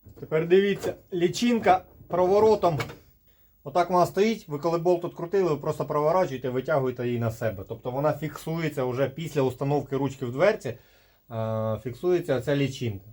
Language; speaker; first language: Ukrainian; native; Ukrainian